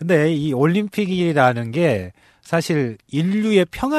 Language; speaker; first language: Korean; native; Korean